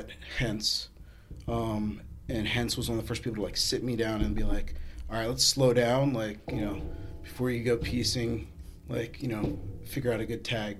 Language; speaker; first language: English; native; English